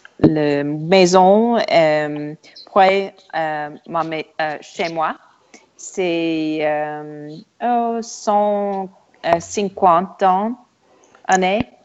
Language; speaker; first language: French; non-native, learner; English